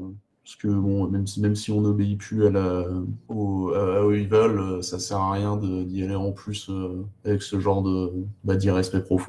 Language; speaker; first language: French; native; French